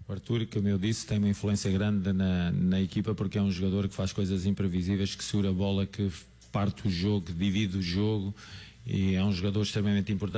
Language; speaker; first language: Portuguese; native; Portuguese